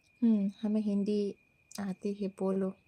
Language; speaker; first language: Hindi; non-native, local second language; Bangla